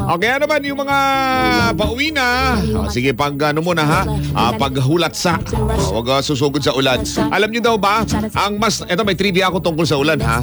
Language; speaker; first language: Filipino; non-native, local second language; Cebuano